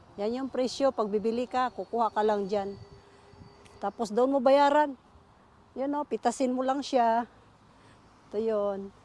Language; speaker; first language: Filipino; non-native, local second language; Cebuano